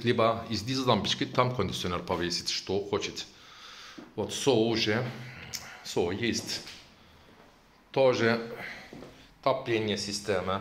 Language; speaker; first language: Russian; non-native, local second language; Turkish